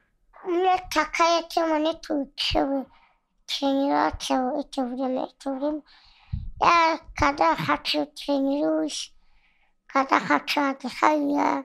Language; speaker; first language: Russian; non-native, local second language; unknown